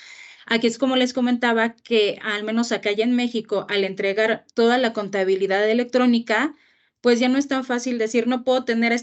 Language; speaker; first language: Spanish; native; Spanish